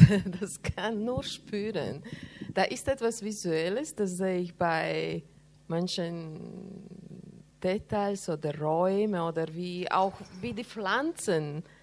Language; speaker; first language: German; non-native, learner; Latvian